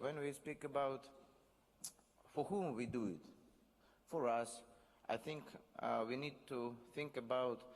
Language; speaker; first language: English; non-native, learner; Russian